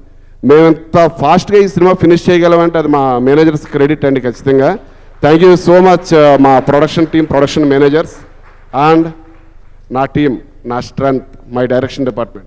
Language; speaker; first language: Telugu; native; Telugu